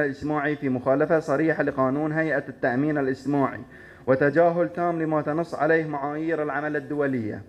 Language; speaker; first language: Arabic; native; Arabic